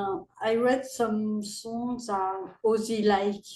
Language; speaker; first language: English; non-native, learner; French